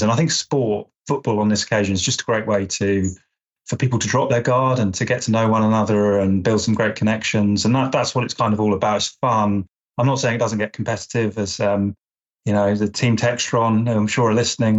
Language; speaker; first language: English; native; English